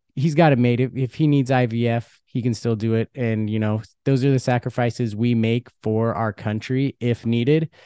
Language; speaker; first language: English; early bilingual, other home language; Dutch